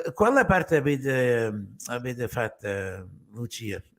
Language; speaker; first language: Italian; early bilingual, heritage; Italian